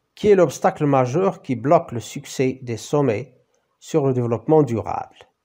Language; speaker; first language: French; non-native, local second language; Arabic